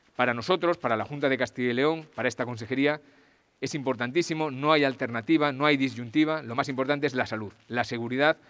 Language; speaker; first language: Spanish; native; Spanish